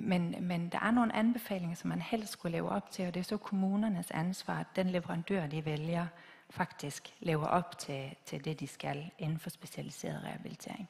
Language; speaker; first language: Danish; native; Danish